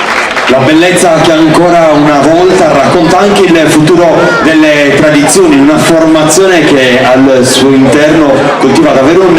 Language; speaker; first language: Italian; native; Italian